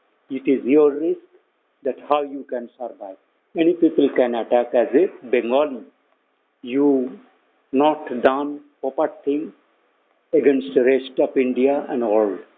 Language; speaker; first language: English; non-native, local second language; Bangla